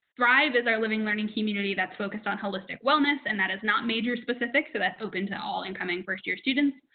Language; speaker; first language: English; native; English